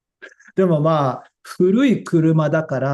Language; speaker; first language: Japanese; non-native, fluent; English